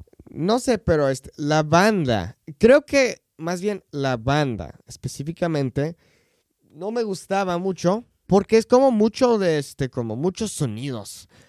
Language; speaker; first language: Spanish; non-native, fluent; English